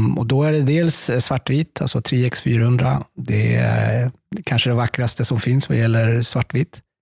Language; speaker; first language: Swedish; early bilingual, other home language; Persian